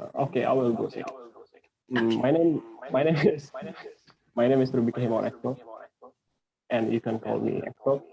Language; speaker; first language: English; non-native, fluent; Indonesian